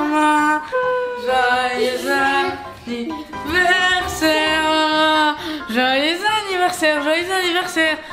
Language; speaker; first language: French; native; French